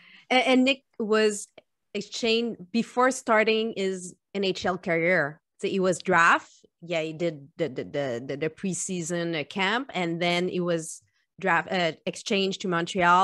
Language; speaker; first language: English; non-native, fluent; French